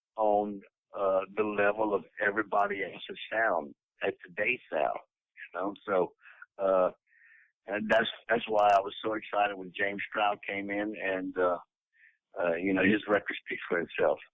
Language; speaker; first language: English; native; English